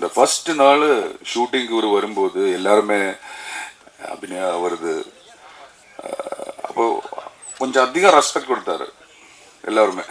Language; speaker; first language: Tamil; non-native, learner; Malayalam